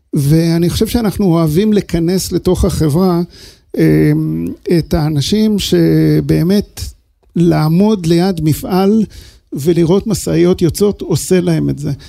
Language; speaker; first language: Hebrew; early bilingual, other home language; English